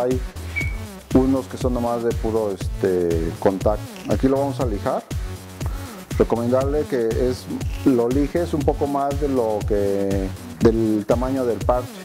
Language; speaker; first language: Spanish; native; Spanish